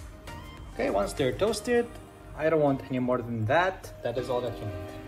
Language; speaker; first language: English; non-native, local second language; Filipino